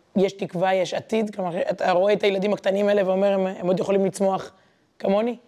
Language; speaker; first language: Hebrew; native; Hebrew